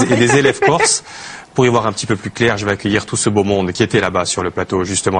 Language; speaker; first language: French; native; French